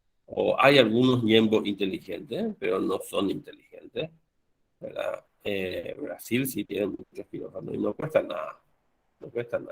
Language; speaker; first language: Spanish; native; Spanish